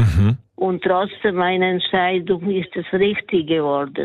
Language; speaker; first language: German; non-native, fluent; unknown